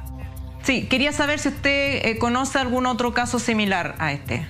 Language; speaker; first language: Spanish; native; Spanish